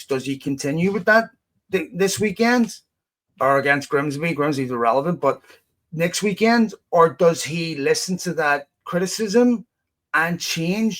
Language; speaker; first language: English; native; English